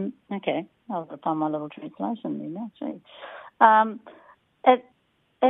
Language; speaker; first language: English; native; English